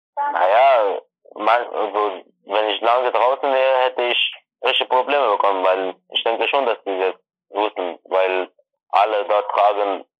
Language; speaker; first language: German; non-native, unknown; Persian